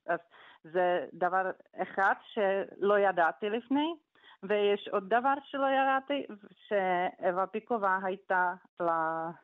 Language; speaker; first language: Hebrew; non-native, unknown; Czech